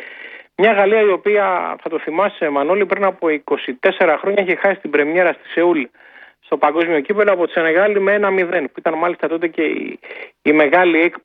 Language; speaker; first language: Greek; native; Greek